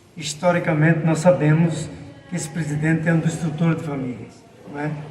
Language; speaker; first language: Portuguese; native; Portuguese